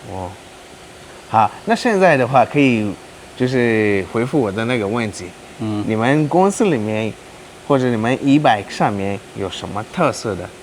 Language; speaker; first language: Chinese; non-native, learner; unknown